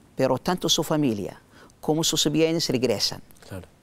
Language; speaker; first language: Spanish; non-native, learner; Arabic